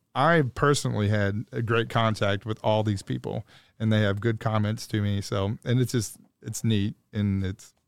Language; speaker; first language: English; native; English